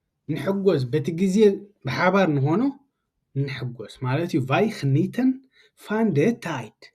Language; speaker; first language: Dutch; non-native, learner; Tigrinya